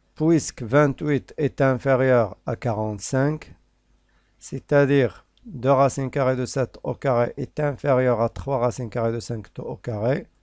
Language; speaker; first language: French; non-native, local second language; Arabic